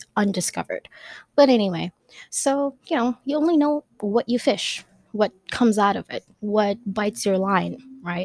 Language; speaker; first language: English; non-native, local second language; Filipino